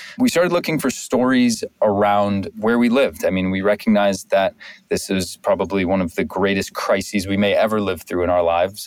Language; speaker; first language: English; native; English